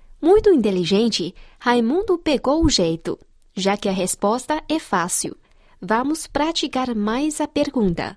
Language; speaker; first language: Portuguese; non-native, fluent; Chinese